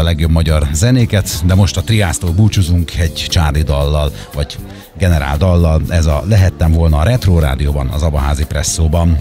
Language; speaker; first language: Hungarian; native; Hungarian